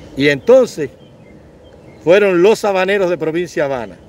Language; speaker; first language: Spanish; native; Spanish